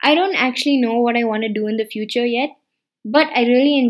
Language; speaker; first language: English; non-native, local second language; Tamil